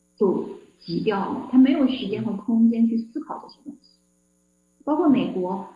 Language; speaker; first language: Chinese; native; Chinese